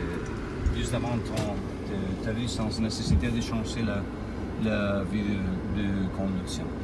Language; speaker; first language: French; non-native, learner; Spanish